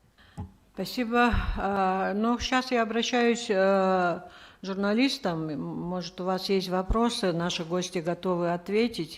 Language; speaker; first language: Russian; native; Russian